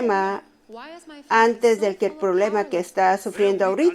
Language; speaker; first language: Spanish; non-native, fluent; Korean